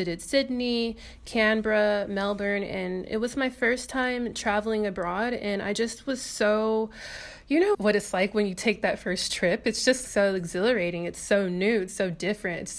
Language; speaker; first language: English; native; English